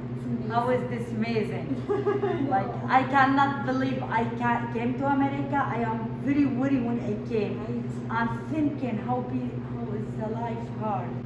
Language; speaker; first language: English; non-native, learner; Arabic